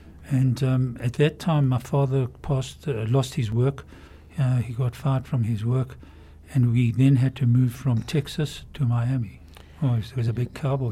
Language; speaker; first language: English; native; English